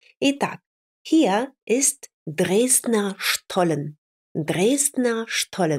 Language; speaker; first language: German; non-native, fluent; Russian